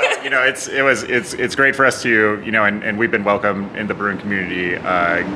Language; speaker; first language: English; native; English